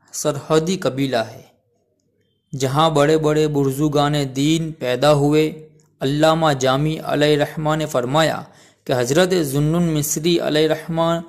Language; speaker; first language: Urdu; non-native, local second language; Gujarati